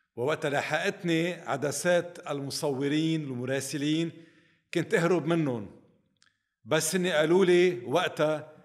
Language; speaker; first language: Arabic; native; Arabic